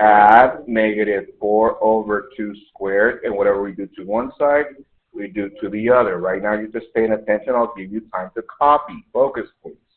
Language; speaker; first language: English; native; English